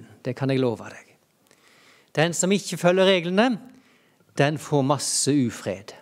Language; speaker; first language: Norwegian; native; Norwegian